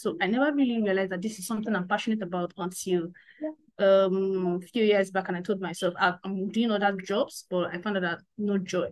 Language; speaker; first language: English; non-native, local second language; Igbo